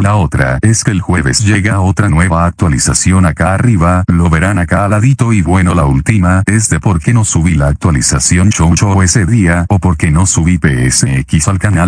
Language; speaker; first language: Spanish; native; Spanish